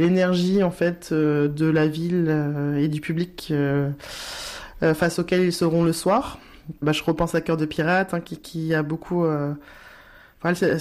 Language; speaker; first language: French; native; French